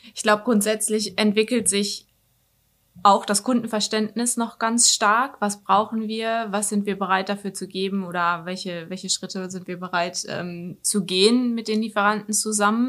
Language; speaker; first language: German; native; German